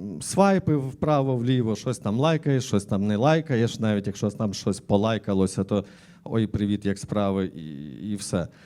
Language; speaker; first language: Ukrainian; native; Ukrainian